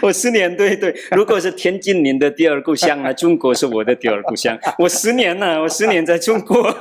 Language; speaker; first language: Chinese; non-native, fluent; Madurese